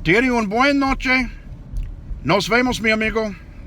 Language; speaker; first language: Spanish; non-native, learner; English